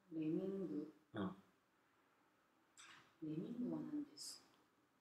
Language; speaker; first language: Japanese; non-native, learner; Korean